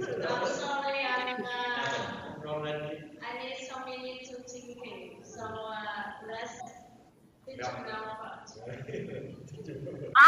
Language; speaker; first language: English; non-native, learner; Vietnamese